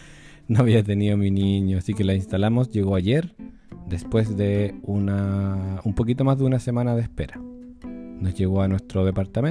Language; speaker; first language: Spanish; native; Spanish